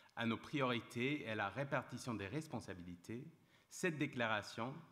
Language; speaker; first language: French; non-native, fluent; English